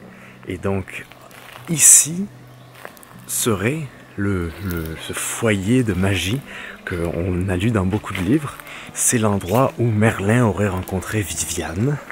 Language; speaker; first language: French; native; French